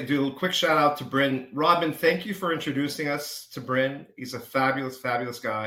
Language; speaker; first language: English; native; English